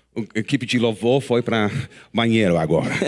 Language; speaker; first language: Portuguese; non-native, learner; English